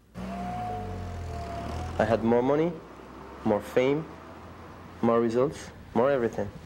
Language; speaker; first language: English; non-native, learner; French